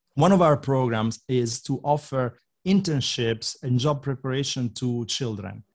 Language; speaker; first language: English; non-native, fluent; Italian